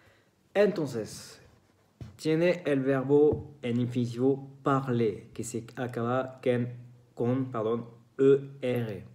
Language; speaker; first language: Spanish; non-native, fluent; French